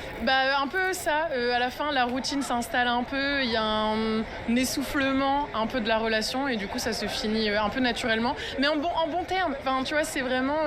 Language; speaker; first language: French; native; French